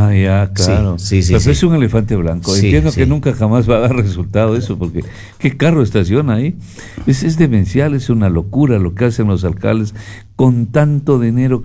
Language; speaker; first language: Spanish; native; Spanish